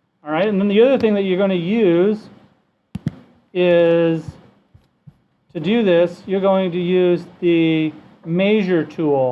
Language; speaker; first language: English; native; English